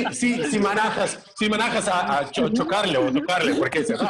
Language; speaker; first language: Spanish; non-native, fluent; Croatian